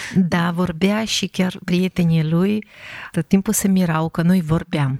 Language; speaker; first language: Romanian; non-native, fluent; Russian